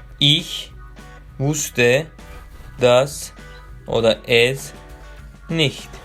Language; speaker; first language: German; non-native, fluent; Turkish